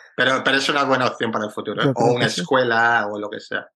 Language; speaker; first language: Spanish; native; Spanish